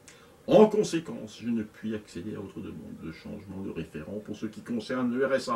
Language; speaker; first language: French; native; French